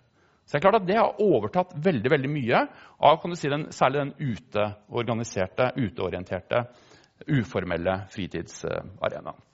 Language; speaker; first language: Norwegian; native; Norwegian